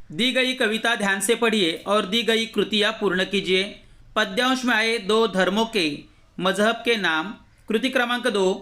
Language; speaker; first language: Hindi; non-native, local second language; Marathi